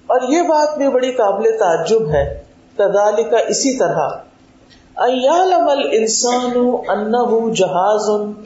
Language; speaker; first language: Urdu; native; Urdu